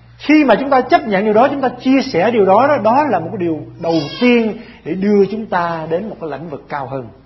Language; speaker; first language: Vietnamese; early bilingual, heritage; Vietnamese